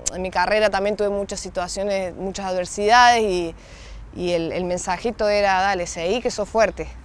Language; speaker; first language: Spanish; native; Spanish